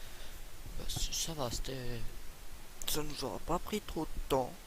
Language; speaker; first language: French; native; French